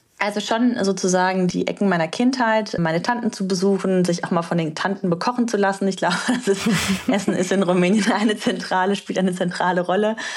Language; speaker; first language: German; early bilingual, other home language; Romanian